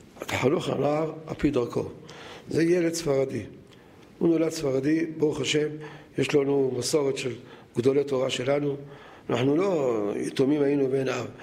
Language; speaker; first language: Hebrew; native; Hebrew